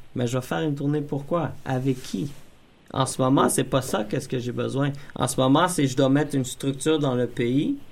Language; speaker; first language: French; native; French